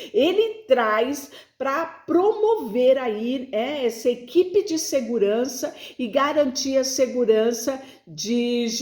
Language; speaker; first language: Portuguese; native; Portuguese